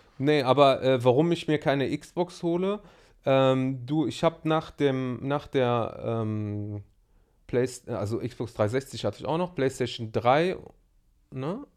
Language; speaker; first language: German; early bilingual, other home language; Arabic